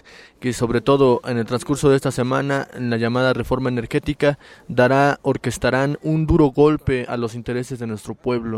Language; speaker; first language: Spanish; native; Spanish